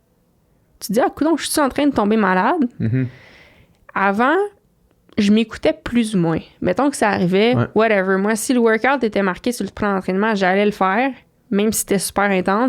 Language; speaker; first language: French; native; French